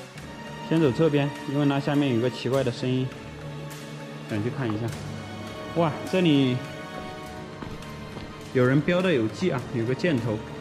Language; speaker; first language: Chinese; native; Chinese